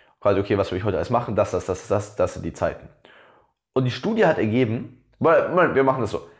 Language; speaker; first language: German; native; German